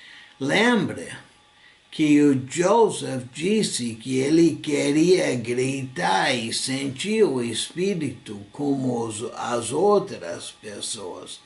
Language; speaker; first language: Portuguese; non-native, fluent; English